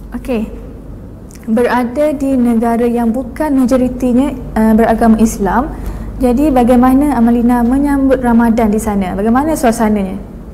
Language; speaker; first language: Malay; native; Malay